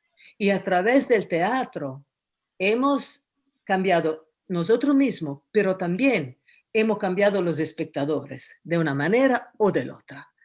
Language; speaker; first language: Spanish; non-native, fluent; Italian